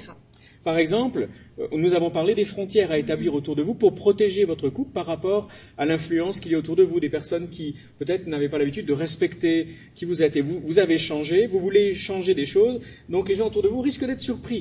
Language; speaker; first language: French; native; French